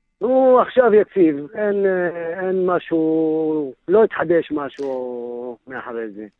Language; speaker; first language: Hebrew; non-native, local second language; Arabic